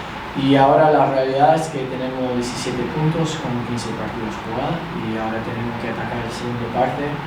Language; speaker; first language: Spanish; early bilingual, other home language; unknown